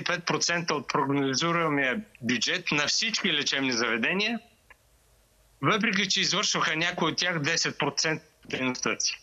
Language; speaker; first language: Bulgarian; native; Bulgarian